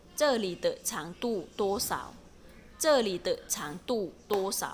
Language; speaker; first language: Chinese; non-native, fluent; Thai